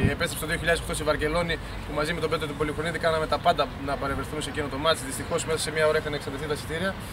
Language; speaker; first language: Greek; early bilingual, heritage; Greek